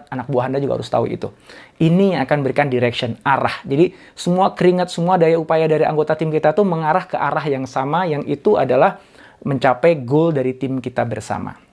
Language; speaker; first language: Indonesian; native; Indonesian